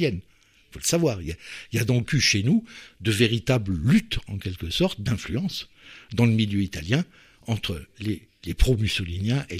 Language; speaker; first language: French; native; French